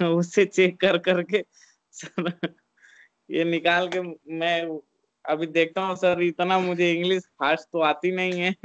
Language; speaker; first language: Hindi; native; Hindi